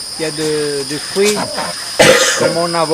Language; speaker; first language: French; non-native, fluent; Spanish